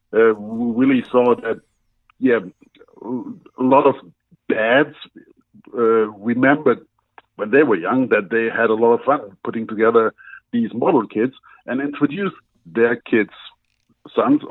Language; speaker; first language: English; non-native, fluent; German